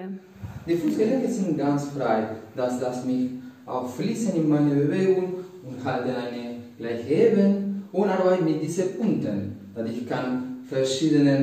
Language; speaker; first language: German; non-native, learner; Spanish